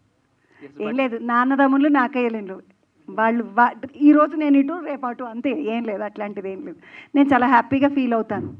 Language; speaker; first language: Telugu; native; Telugu